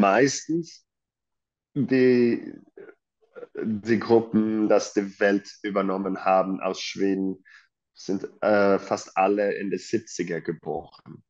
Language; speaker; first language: German; non-native, fluent; Swedish